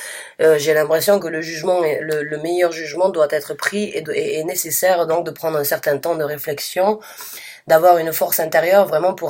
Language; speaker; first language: French; native; French